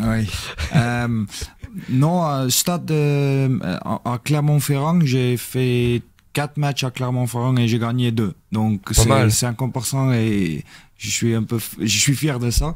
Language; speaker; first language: French; non-native, learner; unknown